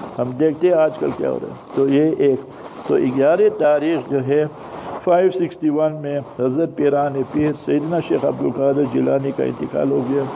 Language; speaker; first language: Urdu; early bilingual, heritage; English